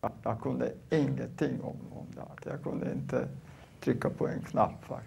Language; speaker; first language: Swedish; non-native, fluent; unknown